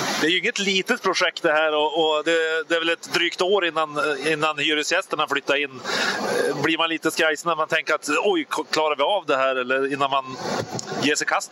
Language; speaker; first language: Swedish; native; Swedish